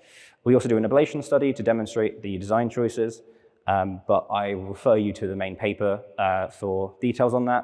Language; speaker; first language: English; native; English